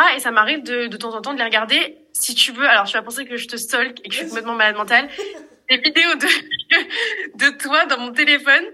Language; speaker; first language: French; native; French